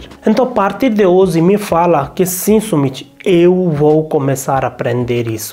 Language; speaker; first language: Portuguese; non-native, learner; Hindi